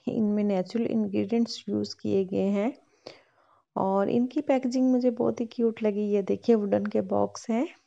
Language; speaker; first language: Hindi; non-native, local second language; Punjabi